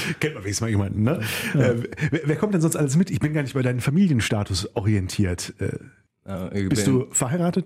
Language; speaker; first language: German; native; German